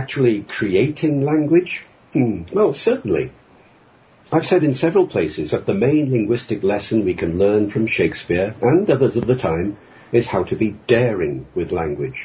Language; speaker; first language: English; native; English